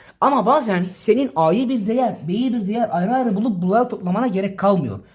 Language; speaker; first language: Turkish; native; Turkish